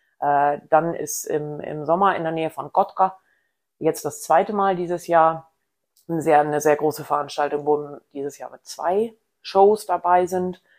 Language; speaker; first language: German; native; German